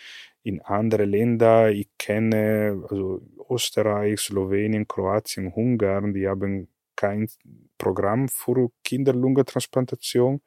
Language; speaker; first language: German; non-native, fluent; Italian